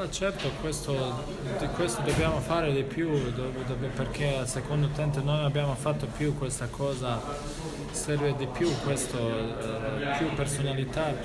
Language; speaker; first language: Italian; non-native, fluent; Bosnian